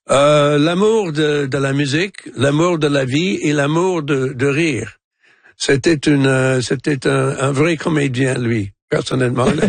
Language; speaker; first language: French; non-native, local second language; English